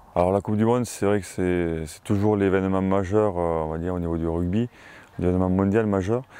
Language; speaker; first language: French; native; French